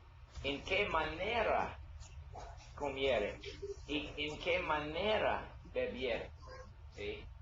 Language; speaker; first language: Spanish; non-native, learner; English